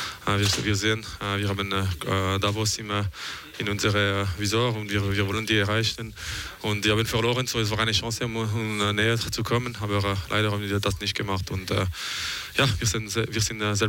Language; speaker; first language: German; non-native, local second language; French